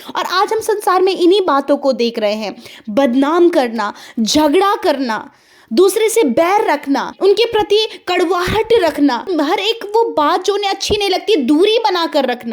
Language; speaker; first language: Hindi; native; Hindi